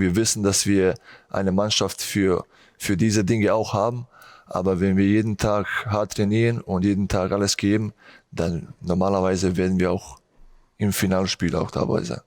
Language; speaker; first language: German; non-native, fluent; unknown